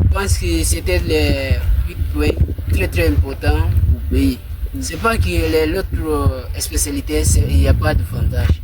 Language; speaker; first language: French; non-native, learner; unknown